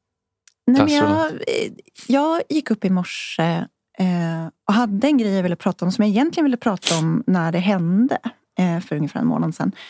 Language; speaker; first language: Swedish; native; Swedish